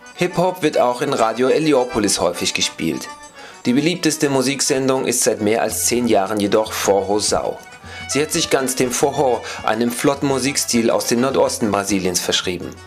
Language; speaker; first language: German; native; German